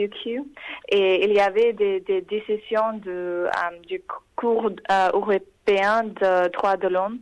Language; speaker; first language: French; non-native, fluent; English